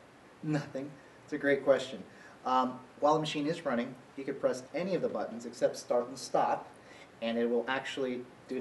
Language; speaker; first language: English; native; English